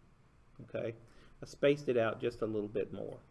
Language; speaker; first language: English; native; English